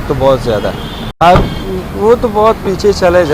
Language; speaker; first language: Hindi; non-native, learner; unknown